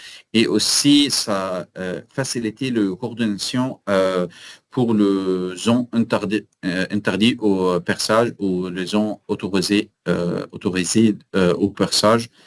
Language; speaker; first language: French; non-native, learner; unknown